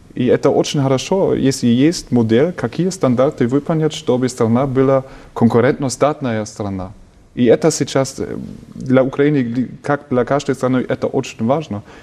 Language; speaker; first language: Russian; non-native, fluent; German